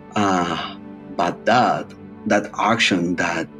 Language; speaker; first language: English; non-native, fluent; Spanish